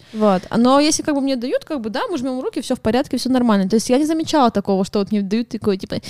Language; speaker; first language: Russian; native; Russian